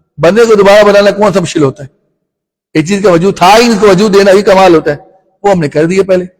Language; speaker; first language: Urdu; non-native, local second language; Punjabi